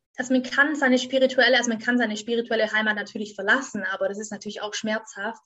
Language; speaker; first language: German; native; German